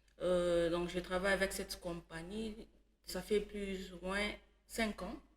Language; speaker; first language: French; non-native, local second language; Swahili